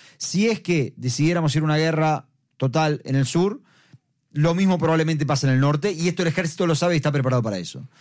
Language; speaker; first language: Spanish; native; Spanish